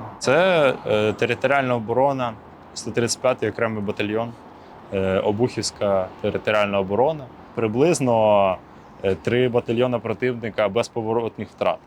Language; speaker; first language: Ukrainian; non-native, local second language; Russian